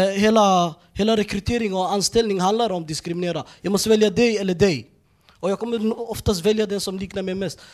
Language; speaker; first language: Swedish; early bilingual, other home language; Somali